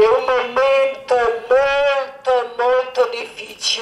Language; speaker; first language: Italian; non-native, learner; Croatian